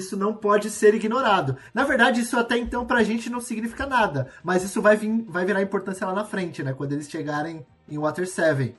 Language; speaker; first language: Portuguese; native; Portuguese